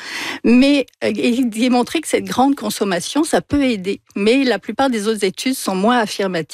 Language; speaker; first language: French; native; French